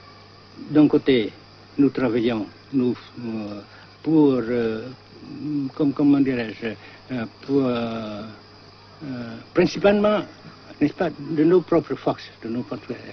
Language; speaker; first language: French; non-native, local second language; Vietnamese